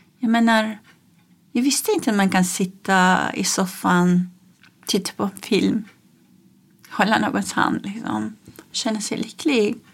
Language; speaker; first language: Swedish; non-native, fluent; Persian